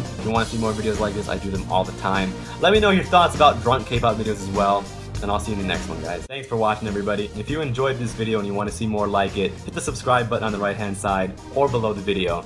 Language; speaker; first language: English; native; English